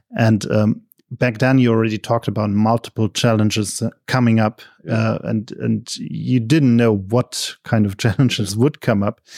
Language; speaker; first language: English; non-native, fluent; German